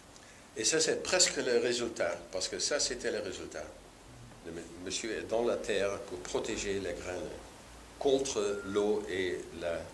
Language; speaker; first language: French; non-native, learner; Dutch